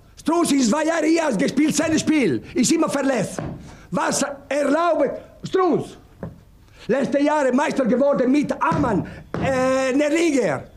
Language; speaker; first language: German; non-native, learner; Italian